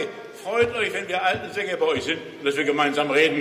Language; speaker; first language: German; native; German